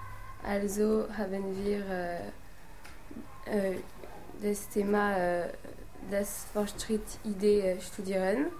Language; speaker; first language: German; non-native, learner; French